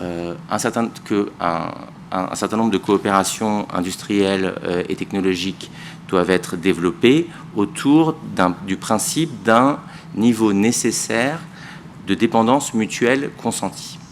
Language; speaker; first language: French; native; French